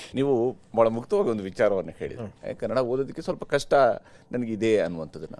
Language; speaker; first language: Kannada; native; Kannada